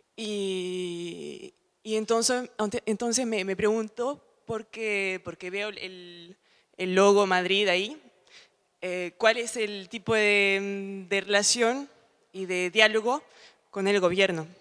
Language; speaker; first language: Spanish; native; Spanish